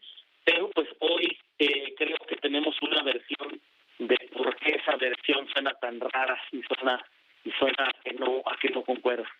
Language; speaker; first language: Spanish; native; Spanish